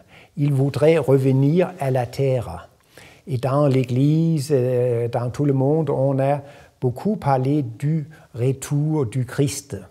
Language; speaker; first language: French; non-native, fluent; Danish